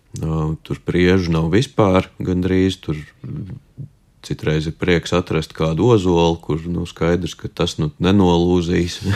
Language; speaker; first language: Latvian; native; Latvian